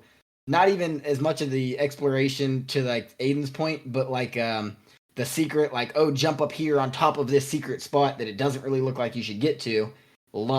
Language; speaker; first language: English; native; English